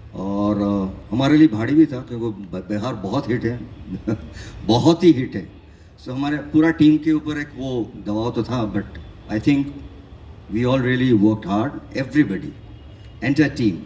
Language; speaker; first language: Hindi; non-native, local second language; Bangla